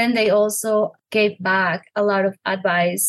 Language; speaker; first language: English; non-native, fluent; Spanish